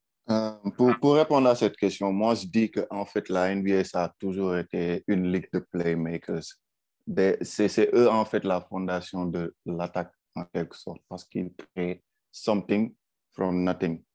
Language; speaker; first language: French; non-native, local second language; Wolof